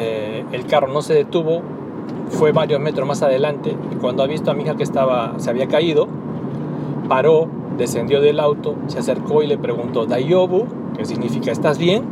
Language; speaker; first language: Spanish; native; Spanish